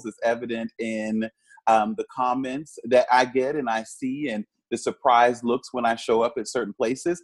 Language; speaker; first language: English; native; English